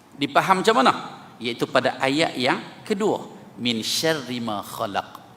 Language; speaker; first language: Malay; native; Malay